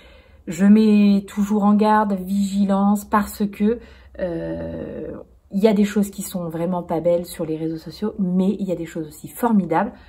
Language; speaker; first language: French; native; French